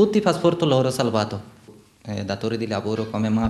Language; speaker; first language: Italian; non-native, learner; Bangla